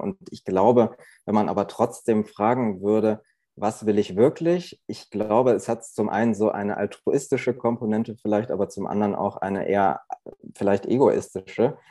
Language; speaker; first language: German; early bilingual, other home language; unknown